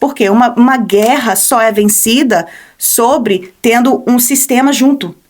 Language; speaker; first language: Portuguese; early bilingual, heritage; Portuguese